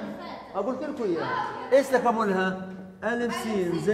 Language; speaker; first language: Arabic; native; Arabic